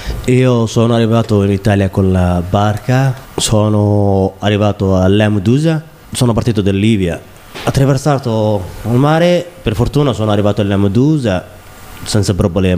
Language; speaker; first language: Italian; non-native, learner; Somali